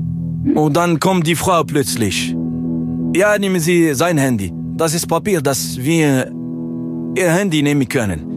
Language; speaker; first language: German; non-native, learner; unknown